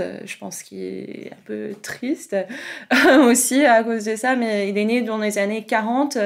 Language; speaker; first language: French; non-native, fluent; English